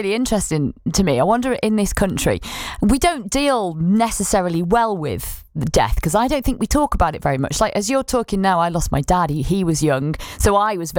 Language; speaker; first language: English; native; English